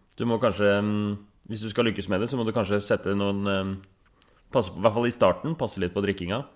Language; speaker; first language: Norwegian; native; Norwegian